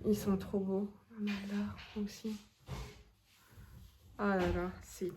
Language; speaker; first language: French; native; French